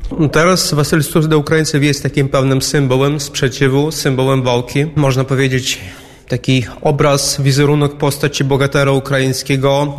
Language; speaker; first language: Polish; non-native, fluent; Ukrainian